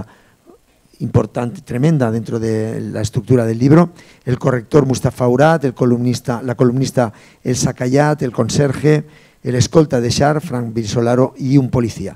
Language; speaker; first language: Spanish; native; Spanish